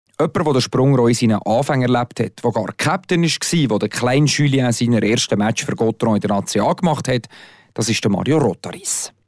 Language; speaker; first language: German; native; German